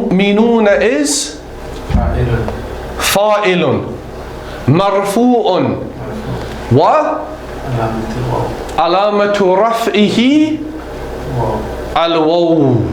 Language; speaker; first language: Arabic; non-native, fluent; English